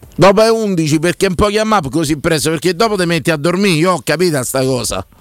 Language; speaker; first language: Italian; native; Italian